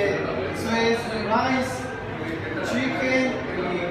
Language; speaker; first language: Spanish; non-native, learner; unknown